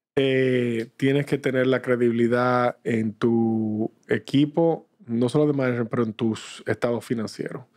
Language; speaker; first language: Spanish; native; Spanish